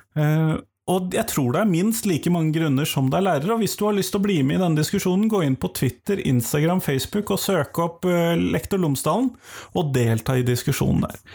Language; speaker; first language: Norwegian; native; Norwegian